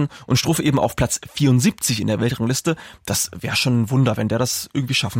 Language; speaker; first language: German; native; German